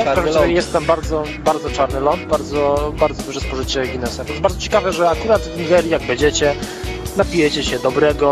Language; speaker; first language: Polish; native; Polish